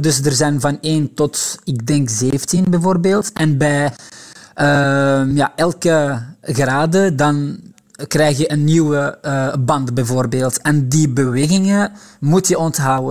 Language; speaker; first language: Dutch; non-native, local second language; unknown